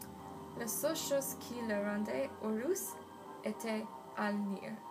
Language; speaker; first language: French; non-native, learner; English